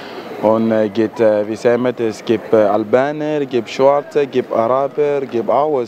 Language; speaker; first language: German; non-native, learner; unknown